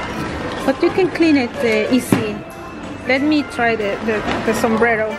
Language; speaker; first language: English; non-native, learner; Spanish